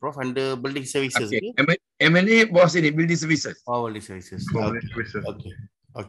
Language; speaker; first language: English; non-native, local second language; Malay